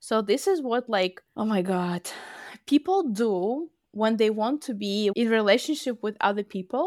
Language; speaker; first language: English; non-native, fluent; Russian